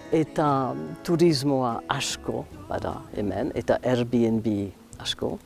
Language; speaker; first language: Basque; non-native, local second language; English